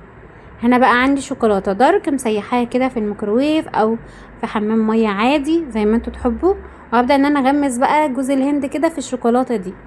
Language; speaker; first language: Arabic; native; Arabic